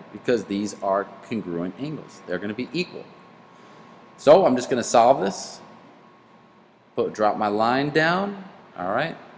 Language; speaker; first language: English; native; English